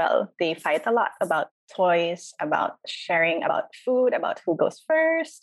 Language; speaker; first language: English; non-native, local second language; Filipino